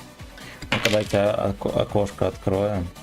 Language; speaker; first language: Russian; native; Russian